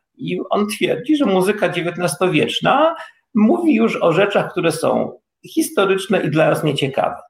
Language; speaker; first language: Polish; native; Polish